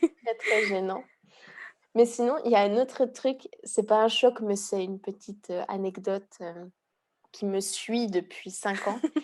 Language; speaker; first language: French; early bilingual, heritage; Hungarian